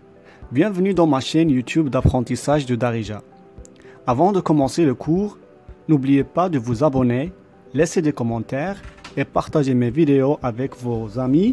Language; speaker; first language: French; non-native, local second language; Arabic